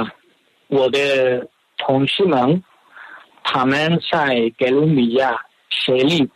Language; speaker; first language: Chinese; non-native, learner; Spanish